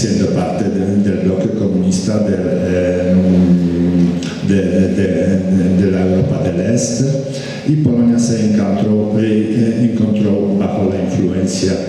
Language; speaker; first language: Spanish; non-native, fluent; Polish